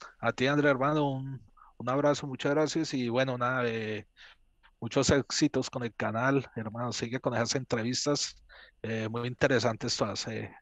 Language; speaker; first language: Spanish; native; Spanish